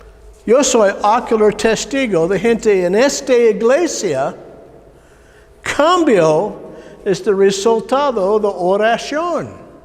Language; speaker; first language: Spanish; non-native, learner; English